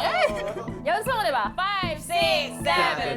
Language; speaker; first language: Korean; native; Korean